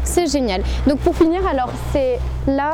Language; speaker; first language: French; native; French